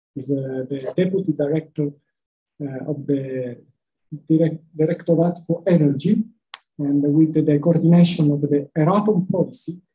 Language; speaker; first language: English; non-native, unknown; Italian